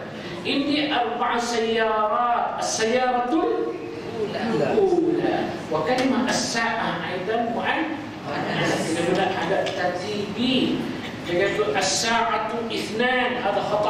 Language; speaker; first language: Arabic; non-native, fluent; Malay